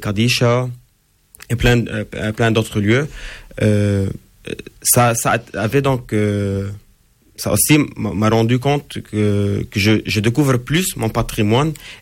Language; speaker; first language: French; non-native, local second language; Arabic